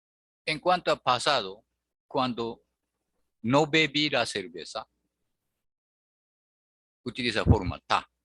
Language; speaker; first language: Spanish; non-native, fluent; Japanese